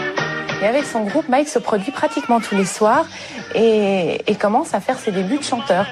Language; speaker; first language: French; native; French